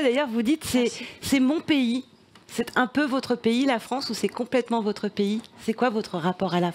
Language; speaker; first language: French; native; French